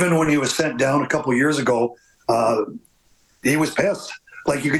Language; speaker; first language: English; native; English